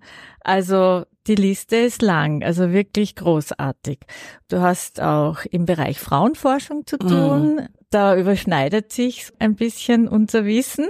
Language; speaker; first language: German; native; German